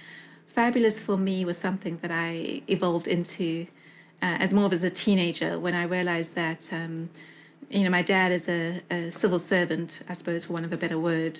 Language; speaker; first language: English; native; English